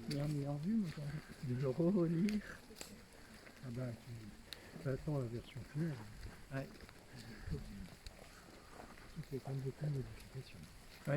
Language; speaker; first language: French; native; French